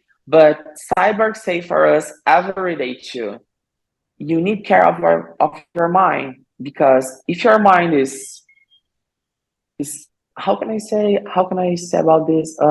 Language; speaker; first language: English; non-native, learner; Portuguese